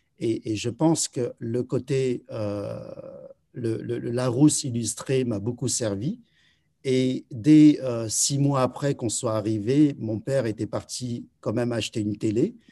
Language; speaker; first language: French; early bilingual, other home language; Chinese